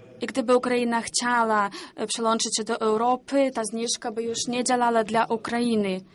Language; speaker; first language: Polish; non-native, learner; Ukrainian